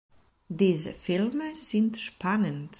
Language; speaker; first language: German; non-native, fluent; Serbian